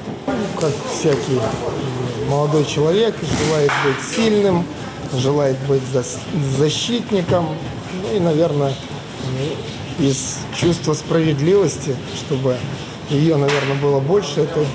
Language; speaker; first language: Russian; native; Russian